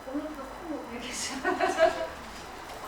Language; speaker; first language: Korean; non-native, learner; Chinese